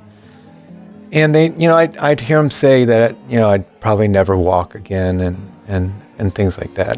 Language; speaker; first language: English; native; English